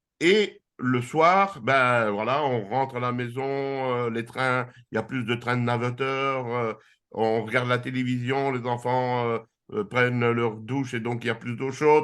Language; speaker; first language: French; native; French